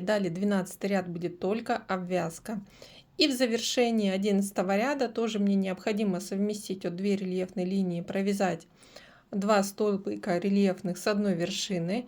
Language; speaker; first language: Russian; native; Russian